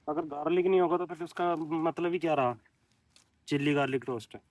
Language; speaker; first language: Hindi; non-native, local second language; Punjabi